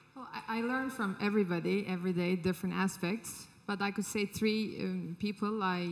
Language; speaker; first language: English; non-native, fluent; Turkish